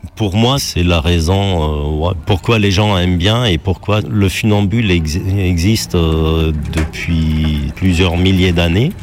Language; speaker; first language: French; non-native, fluent; German